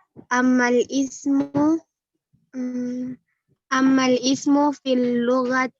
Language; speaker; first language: Arabic; non-native, learner; Indonesian